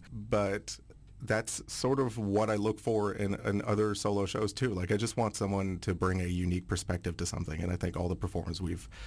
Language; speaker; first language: English; non-native, fluent; French